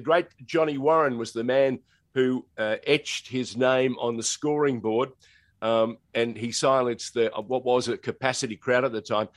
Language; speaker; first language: English; native; English